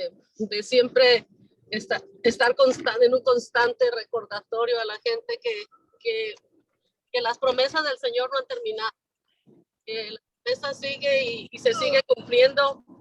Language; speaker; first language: Spanish; native; Spanish